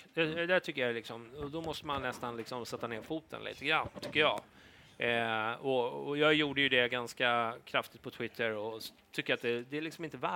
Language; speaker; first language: Swedish; native; Swedish